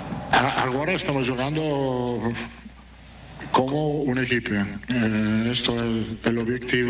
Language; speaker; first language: Portuguese; non-native, fluent; Italian